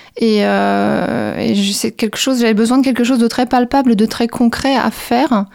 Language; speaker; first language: French; native; French